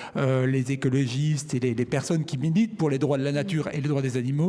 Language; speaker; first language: French; native; French